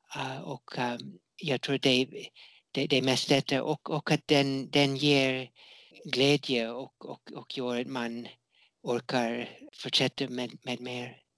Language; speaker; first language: Swedish; non-native, fluent; English